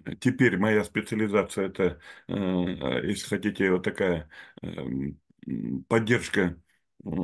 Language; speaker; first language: Russian; native; Russian